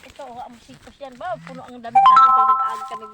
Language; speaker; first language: Filipino; non-native, local second language; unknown